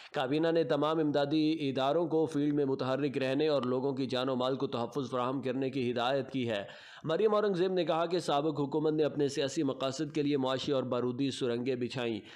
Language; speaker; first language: Urdu; non-native, local second language; Punjabi